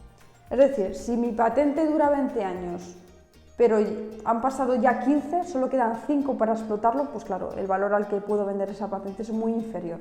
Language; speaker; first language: Spanish; native; Spanish